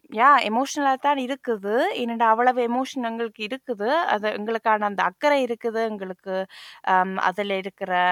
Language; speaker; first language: Tamil; early bilingual, heritage; Tamil